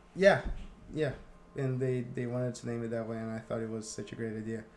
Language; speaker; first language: English; non-native, fluent; Portuguese